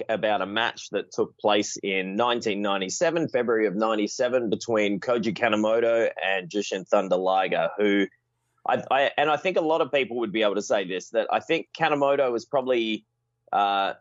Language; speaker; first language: English; native; English